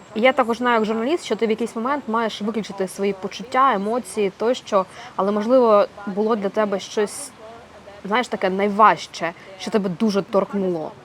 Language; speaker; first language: Ukrainian; native; Ukrainian